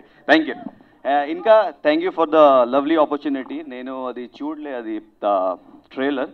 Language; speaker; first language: Telugu; non-native, learner; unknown